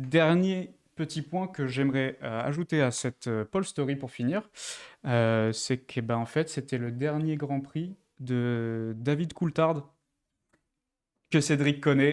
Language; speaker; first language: French; native; French